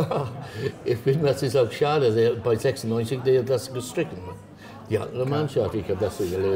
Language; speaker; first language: German; non-native, learner; English